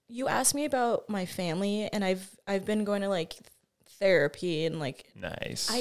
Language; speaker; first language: English; native; English